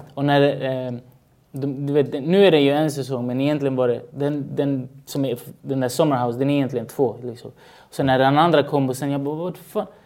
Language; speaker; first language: Swedish; early bilingual, other home language; Spanish